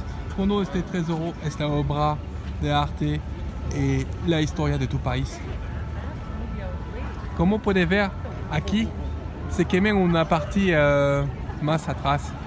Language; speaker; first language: Spanish; non-native, learner; French